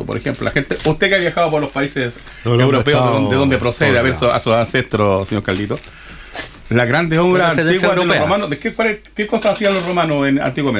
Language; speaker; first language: Spanish; native; Spanish